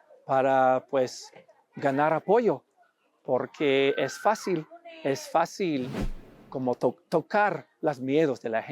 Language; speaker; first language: Spanish; non-native, fluent; English